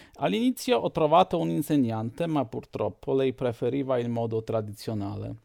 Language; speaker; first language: Italian; non-native, fluent; Polish